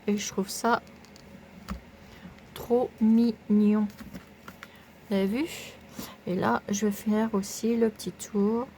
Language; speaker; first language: French; native; French